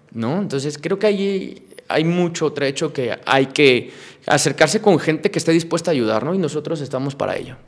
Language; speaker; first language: Spanish; native; Spanish